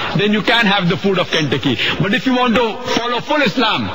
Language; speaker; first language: English; non-native, local second language; Urdu